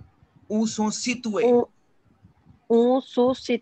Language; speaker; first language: French; non-native, fluent; Hindi